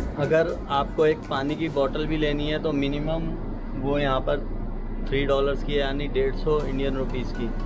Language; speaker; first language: Hindi; native; Hindi